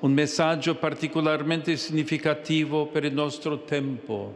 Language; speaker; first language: Italian; non-native, fluent; English